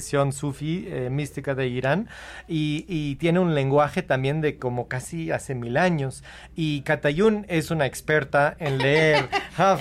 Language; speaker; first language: Spanish; early bilingual, heritage; Spanish